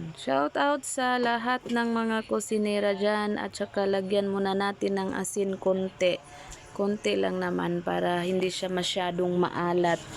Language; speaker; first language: Filipino; non-native, local second language; Cebuano